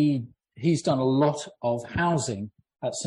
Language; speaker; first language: English; native; English